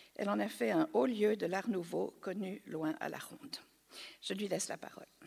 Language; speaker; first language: French; native; French